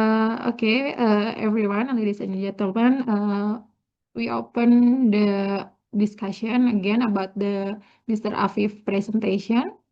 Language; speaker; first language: English; non-native, learner; Indonesian